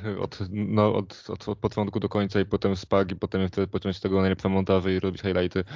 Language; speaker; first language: Polish; native; Polish